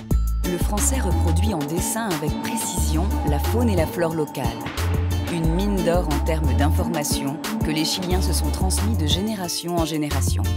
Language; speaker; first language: French; native; French